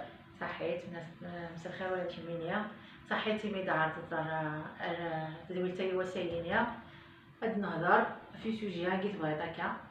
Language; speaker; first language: Arabic; non-native, local second language; Kabyle